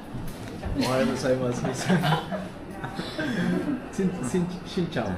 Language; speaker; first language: Japanese; non-native, learner; Sinhala